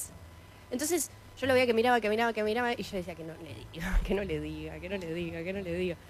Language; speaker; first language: Spanish; native; Spanish